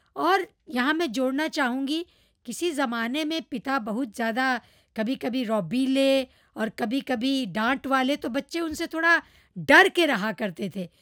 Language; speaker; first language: Hindi; non-native, local second language; Morisyen